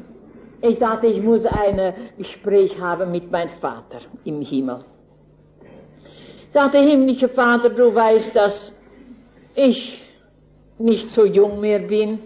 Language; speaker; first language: German; non-native, fluent; Dutch